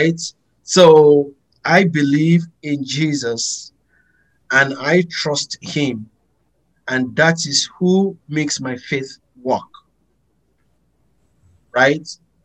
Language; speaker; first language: English; non-native, local second language; Yoruba